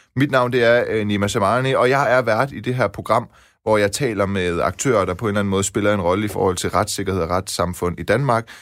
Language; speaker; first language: Danish; early bilingual, other home language; Persian